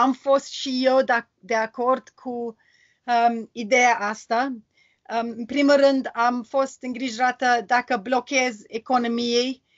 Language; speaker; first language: Romanian; non-native, learner; English